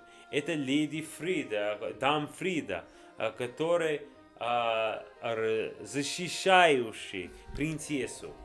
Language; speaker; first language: Russian; non-native, learner; English